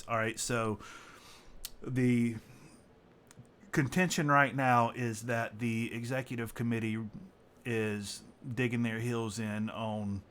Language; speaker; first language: English; native; English